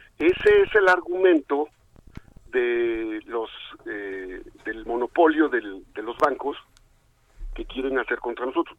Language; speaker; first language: Spanish; native; Spanish